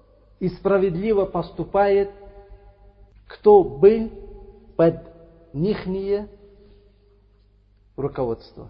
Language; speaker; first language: Russian; non-native, learner; Uzbek